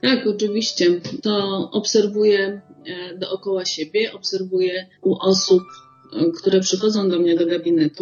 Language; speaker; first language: Polish; native; Polish